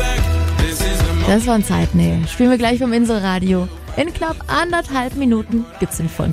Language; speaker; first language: German; native; German